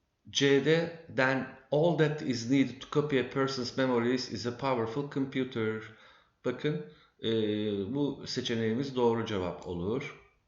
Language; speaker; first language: English; non-native, fluent; Turkish